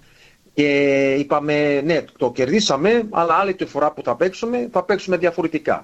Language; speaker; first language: Greek; early bilingual, heritage; English